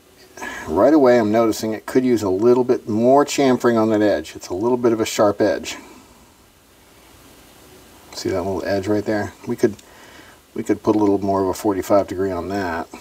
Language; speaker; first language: English; native; English